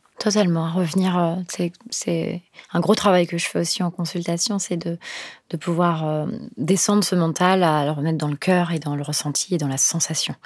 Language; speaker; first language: French; native; French